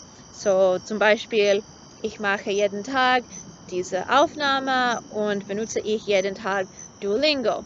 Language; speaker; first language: German; non-native, learner; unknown